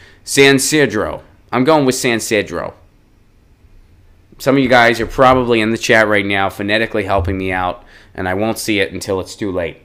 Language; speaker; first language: English; native; English